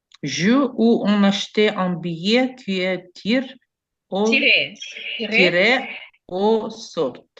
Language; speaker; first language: French; non-native, learner; Ukrainian